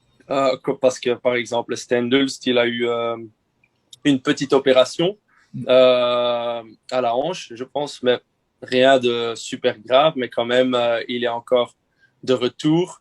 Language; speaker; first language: French; non-native, local second language; Dutch